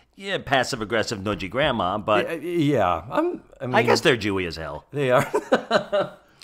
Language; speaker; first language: English; native; English